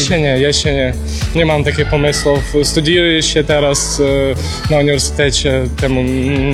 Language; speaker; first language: Polish; non-native, learner; Ukrainian